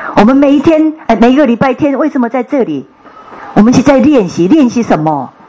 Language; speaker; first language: Chinese; non-native, fluent; Korean